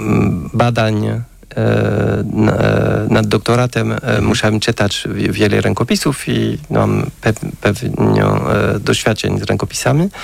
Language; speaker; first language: Polish; non-native, fluent; French